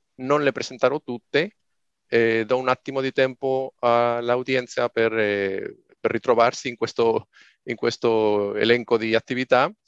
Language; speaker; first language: Italian; non-native, fluent; Spanish